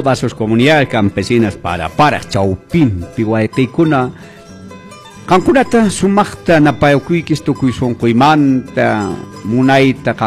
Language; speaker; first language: Spanish; non-native, local second language; Quechua